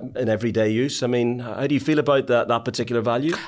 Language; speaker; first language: English; native; English